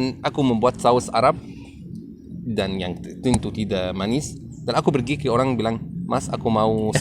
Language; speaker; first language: Indonesian; non-native, learner; Arabic